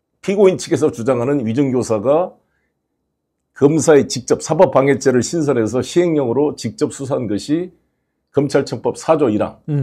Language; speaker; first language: Korean; native; Korean